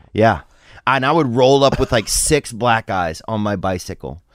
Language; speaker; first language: English; native; English